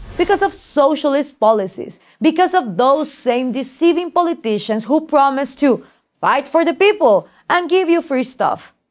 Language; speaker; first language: English; non-native, fluent; Spanish